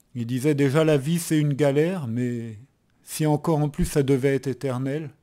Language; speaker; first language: French; native; French